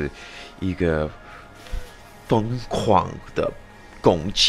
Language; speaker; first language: Chinese; non-native, fluent; English